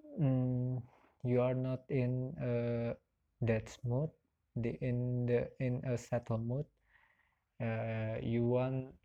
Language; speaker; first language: English; non-native, learner; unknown